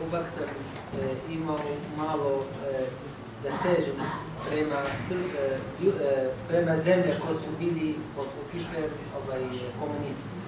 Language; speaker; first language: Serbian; non-native, learner; Arabic